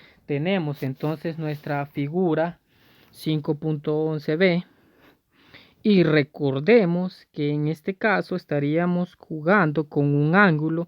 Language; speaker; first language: Spanish; native; Spanish